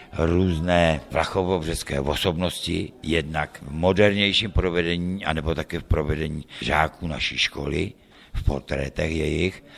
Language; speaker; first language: Czech; native; Czech